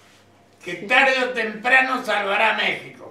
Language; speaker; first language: Spanish; native; Spanish